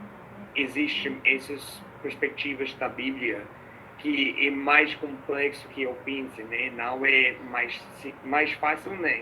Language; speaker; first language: Portuguese; non-native, fluent; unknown